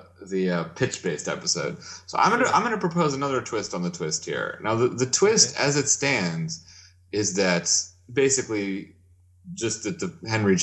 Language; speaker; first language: English; native; English